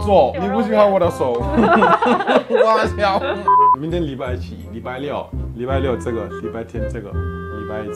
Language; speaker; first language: Chinese; non-native, fluent; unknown